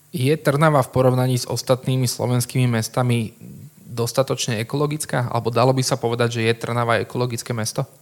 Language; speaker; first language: Slovak; native; Slovak